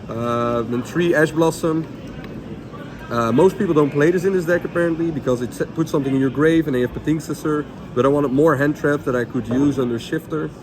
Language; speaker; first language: English; non-native, fluent; Dutch